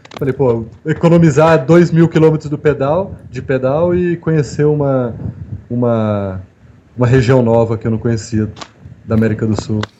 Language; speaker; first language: Portuguese; native; Portuguese